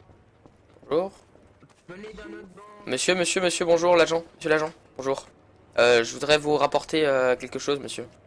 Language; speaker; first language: French; native; French